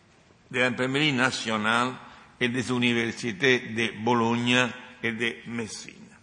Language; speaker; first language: French; non-native, fluent; Italian